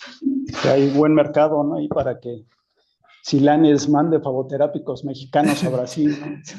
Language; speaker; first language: Spanish; native; Spanish